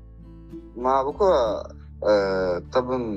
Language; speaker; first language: Japanese; non-native, learner; Arabic